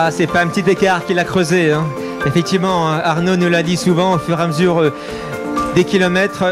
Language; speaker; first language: French; native; French